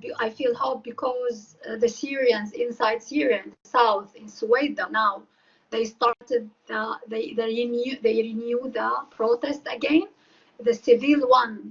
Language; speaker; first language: English; non-native, fluent; Arabic